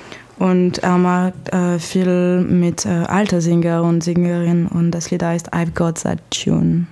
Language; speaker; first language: German; non-native, fluent; French